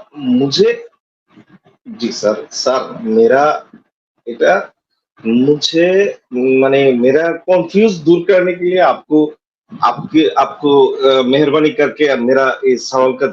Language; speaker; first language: Hindi; non-native, learner; Bangla